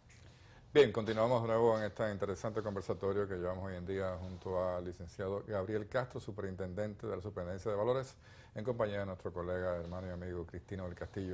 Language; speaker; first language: Spanish; native; Spanish